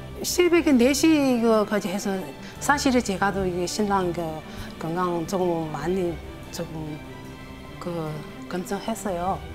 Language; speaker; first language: Korean; non-native, learner; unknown